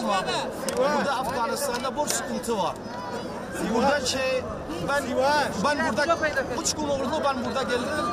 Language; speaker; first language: Turkish; non-native, learner; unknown